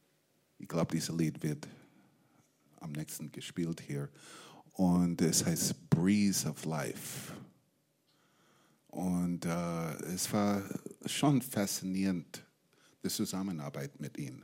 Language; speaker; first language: German; non-native, fluent; English